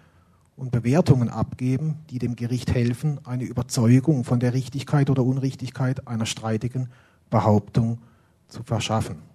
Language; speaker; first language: German; native; German